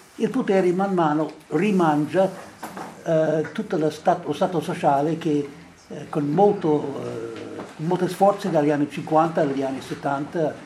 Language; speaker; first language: Italian; non-native, fluent; English